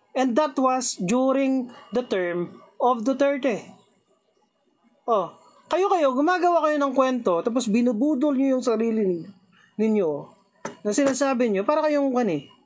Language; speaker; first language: Filipino; native; Filipino